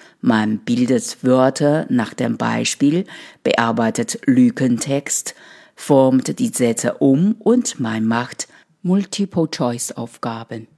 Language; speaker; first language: German; non-native, fluent; Chinese